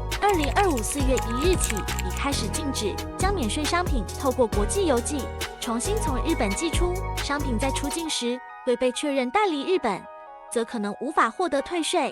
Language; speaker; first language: Chinese; native; Chinese